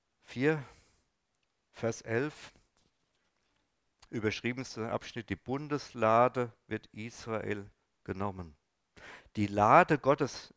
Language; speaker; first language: German; native; German